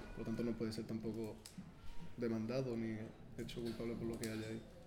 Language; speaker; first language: Spanish; native; Spanish